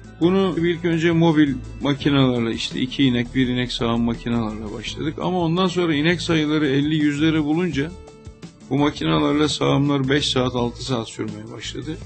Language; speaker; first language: Turkish; native; Turkish